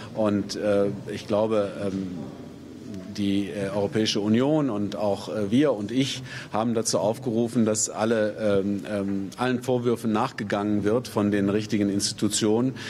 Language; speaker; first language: German; native; German